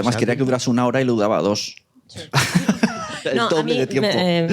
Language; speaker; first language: Spanish; native; Spanish